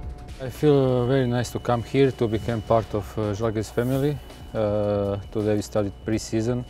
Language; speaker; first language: English; non-native, fluent; Croatian